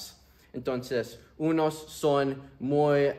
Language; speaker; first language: Spanish; early bilingual, heritage; Spanish